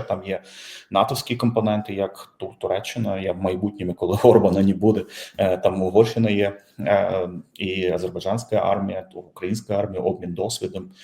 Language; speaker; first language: Ukrainian; non-native, fluent; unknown